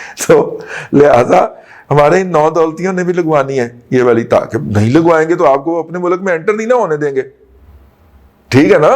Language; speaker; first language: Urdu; non-native, local second language; Punjabi